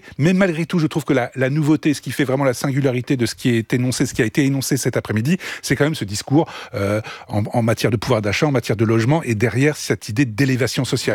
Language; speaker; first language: French; native; French